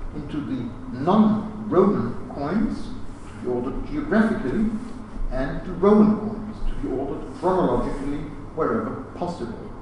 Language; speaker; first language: English; non-native, fluent; German